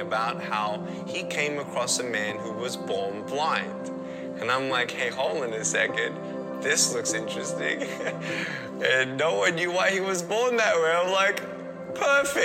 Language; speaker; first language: English; native; English